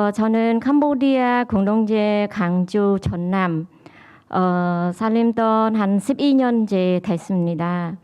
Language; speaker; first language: Korean; non-native, learner; Khmer